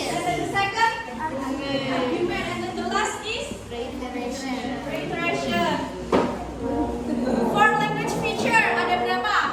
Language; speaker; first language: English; non-native, learner; Indonesian